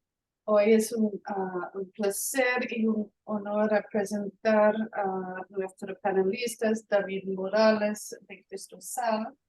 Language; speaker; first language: Spanish; non-native, fluent; English